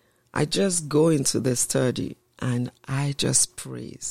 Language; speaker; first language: English; non-native, local second language; Yoruba